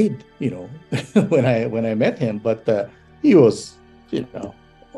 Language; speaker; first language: English; non-native, fluent; Japanese